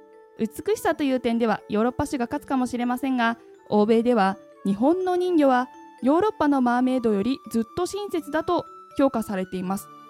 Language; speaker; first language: Japanese; native; Japanese